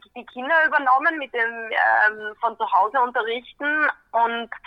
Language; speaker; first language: German; native; German